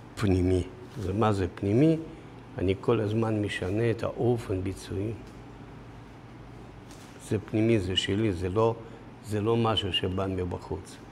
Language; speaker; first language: Hebrew; non-native, fluent; Russian